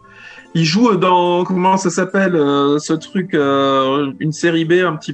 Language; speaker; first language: French; native; French